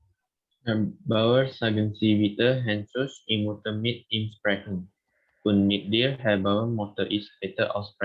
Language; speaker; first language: German; non-native, learner; Indonesian